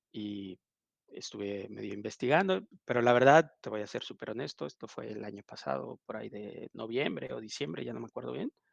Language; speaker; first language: Spanish; native; Spanish